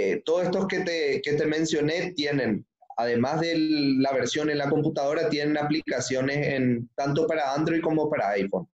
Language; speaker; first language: Spanish; native; Spanish